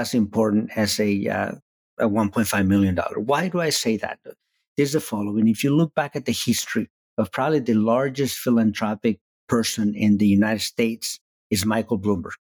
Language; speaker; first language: English; non-native, fluent; Spanish